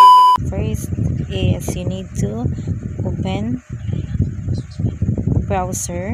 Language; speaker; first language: English; non-native, local second language; Filipino